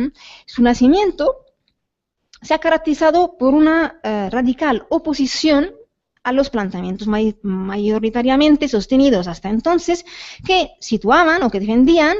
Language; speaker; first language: Spanish; native; Spanish